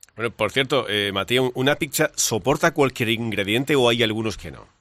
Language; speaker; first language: Spanish; native; Spanish